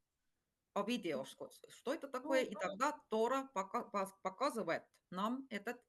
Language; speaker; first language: Russian; non-native, fluent; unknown